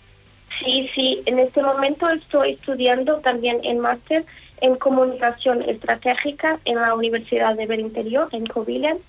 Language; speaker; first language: Spanish; non-native, learner; Portuguese